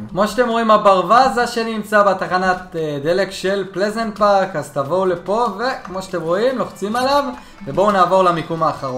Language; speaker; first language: Hebrew; native; Hebrew